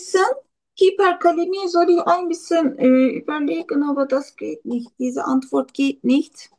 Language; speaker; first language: German; non-native, learner; Turkish